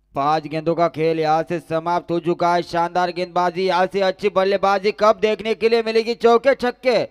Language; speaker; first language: Hindi; non-native, local second language; Marathi